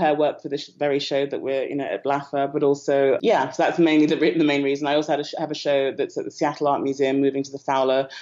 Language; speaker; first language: English; native; English